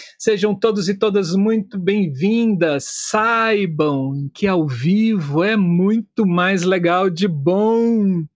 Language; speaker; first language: Portuguese; native; Portuguese